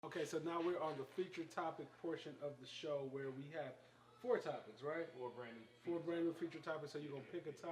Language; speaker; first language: English; native; English